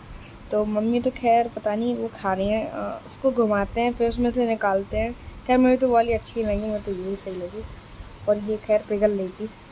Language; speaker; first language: Hindi; native; Hindi